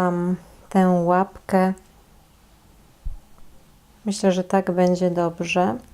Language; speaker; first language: Polish; native; Polish